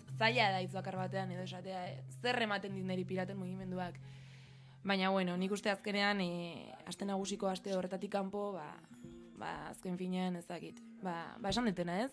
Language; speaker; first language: Basque; native; Basque